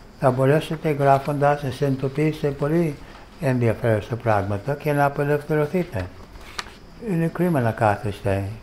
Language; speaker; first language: Greek; non-native, fluent; English